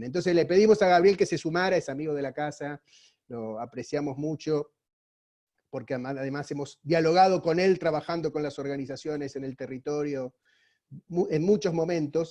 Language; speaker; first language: Spanish; native; Spanish